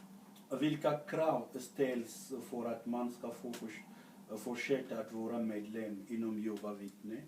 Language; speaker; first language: Swedish; non-native, fluent; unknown